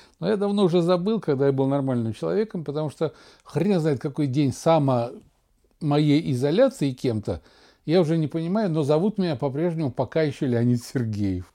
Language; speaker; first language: Russian; native; Russian